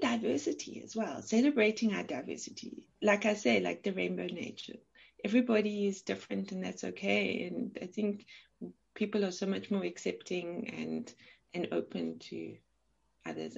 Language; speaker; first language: English; native; English